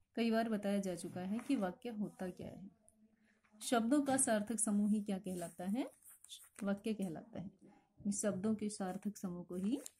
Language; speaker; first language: Hindi; native; Hindi